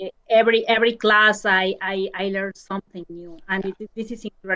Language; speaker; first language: English; non-native, learner; Spanish